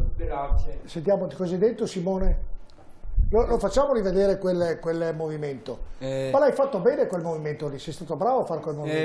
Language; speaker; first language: Italian; native; Italian